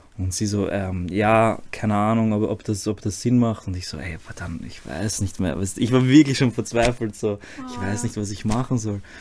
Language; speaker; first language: German; early bilingual, other home language; Croatian